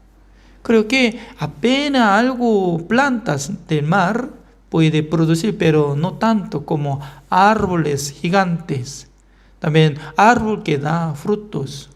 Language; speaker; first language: Spanish; non-native, fluent; Korean